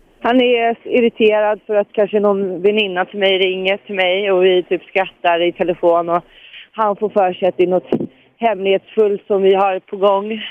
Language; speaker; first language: Swedish; native; Swedish